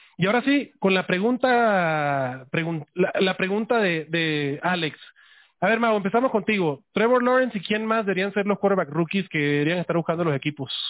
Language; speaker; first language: Spanish; native; Spanish